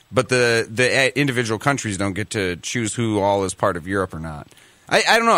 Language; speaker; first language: English; native; English